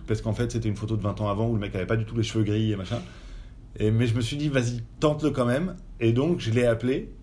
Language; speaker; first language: French; native; French